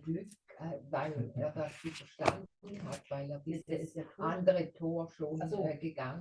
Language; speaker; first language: German; non-native, learner; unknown